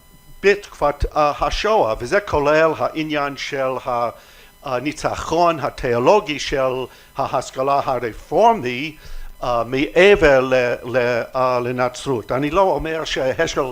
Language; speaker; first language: Hebrew; non-native, fluent; English